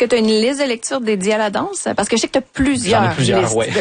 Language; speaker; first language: French; native; French